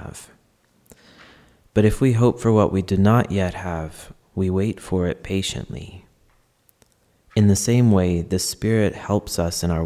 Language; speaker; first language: English; native; English